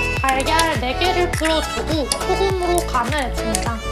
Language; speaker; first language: Korean; native; Korean